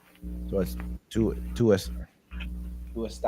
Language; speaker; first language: Spanish; non-native, learner; English